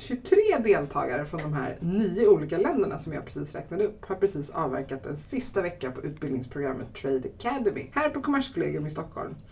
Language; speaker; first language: Swedish; native; Swedish